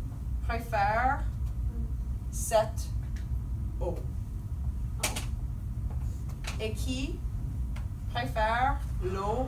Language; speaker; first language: French; non-native, fluent; English